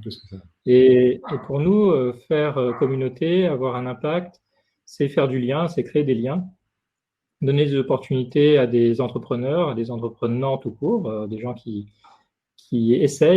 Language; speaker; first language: French; native; French